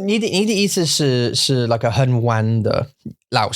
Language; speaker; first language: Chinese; non-native, learner; English